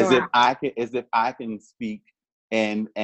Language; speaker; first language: English; native; English